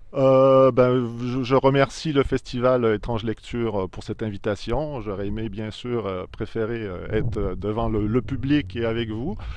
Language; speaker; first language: French; native; French